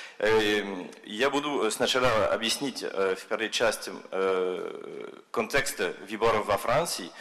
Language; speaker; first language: Russian; non-native, fluent; French